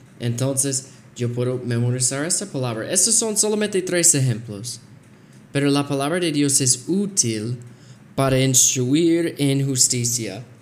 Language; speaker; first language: Spanish; non-native, fluent; English